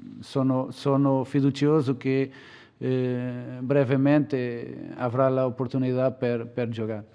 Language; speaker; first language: Italian; non-native, fluent; Portuguese